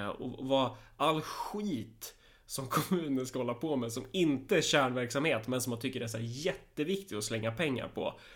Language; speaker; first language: Swedish; native; Swedish